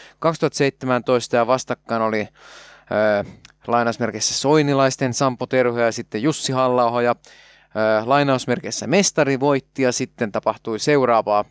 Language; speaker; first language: Finnish; native; Finnish